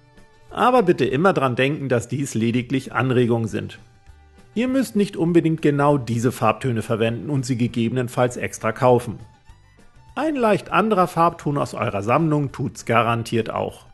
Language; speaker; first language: German; native; German